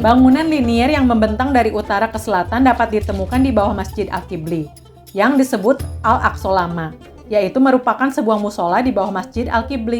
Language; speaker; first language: Indonesian; native; Indonesian